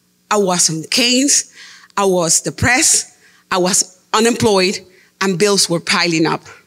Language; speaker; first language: English; non-native, fluent; Spanish